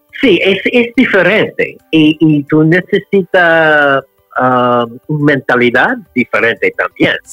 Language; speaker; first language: Spanish; non-native, learner; English